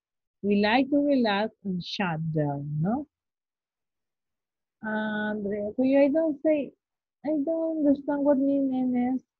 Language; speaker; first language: English; non-native, learner; Spanish